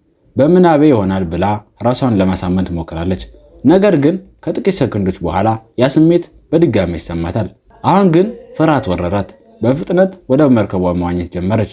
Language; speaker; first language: Amharic; native; Amharic